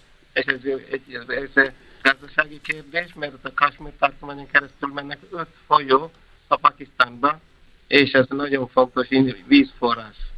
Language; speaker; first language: Hungarian; non-native, fluent; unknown